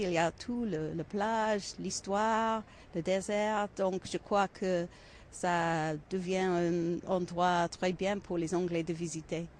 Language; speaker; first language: French; non-native, learner; English